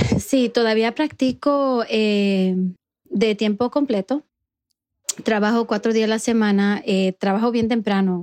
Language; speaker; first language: Spanish; early bilingual, heritage; Spanish